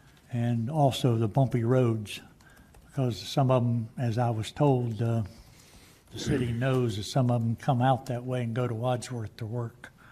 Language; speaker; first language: English; native; English